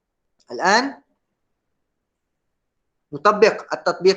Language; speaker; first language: Arabic; non-native, fluent; Malay